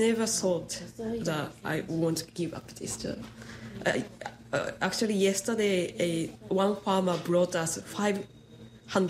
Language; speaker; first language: English; non-native, fluent; Japanese